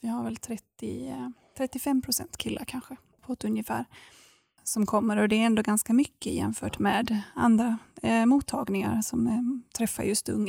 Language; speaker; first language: Swedish; native; Swedish